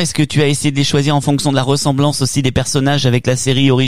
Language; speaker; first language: French; native; French